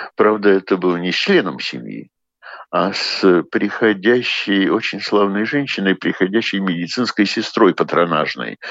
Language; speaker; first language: Russian; native; Russian